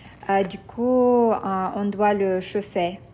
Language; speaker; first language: French; non-native, fluent; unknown